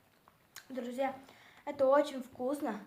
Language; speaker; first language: Russian; non-native, local second language; Kazakh